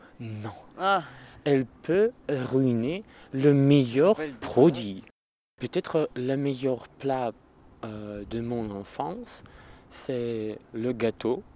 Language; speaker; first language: French; non-native, learner; Russian